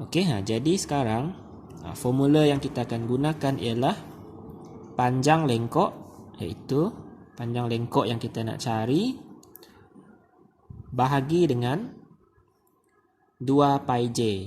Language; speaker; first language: Malay; native; Malay